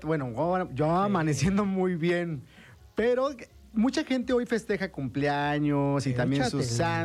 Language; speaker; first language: Spanish; native; Spanish